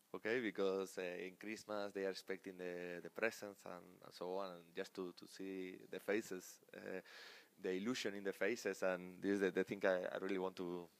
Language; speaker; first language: English; non-native, fluent; Spanish